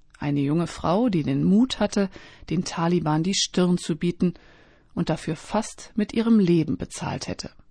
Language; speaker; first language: German; native; German